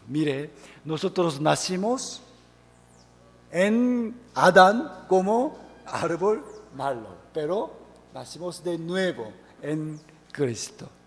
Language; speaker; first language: Spanish; non-native, fluent; Korean